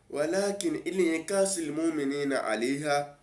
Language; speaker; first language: Arabic; non-native, learner; Yoruba